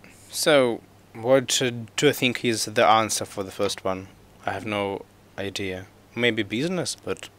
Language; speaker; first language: English; non-native, learner; Russian